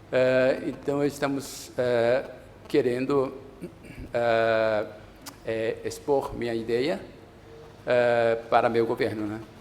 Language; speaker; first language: Portuguese; non-native, fluent; Japanese